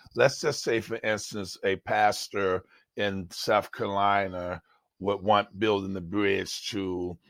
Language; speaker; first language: English; native; English